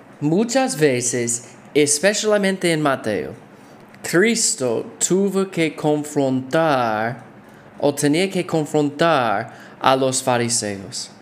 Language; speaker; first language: Spanish; non-native, fluent; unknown